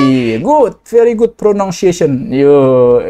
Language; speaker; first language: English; non-native, learner; Indonesian